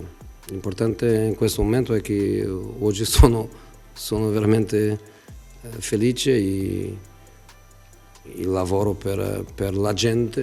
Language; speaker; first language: Italian; non-native, fluent; Portuguese